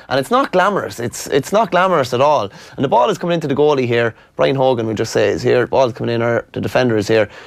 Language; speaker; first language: English; native; English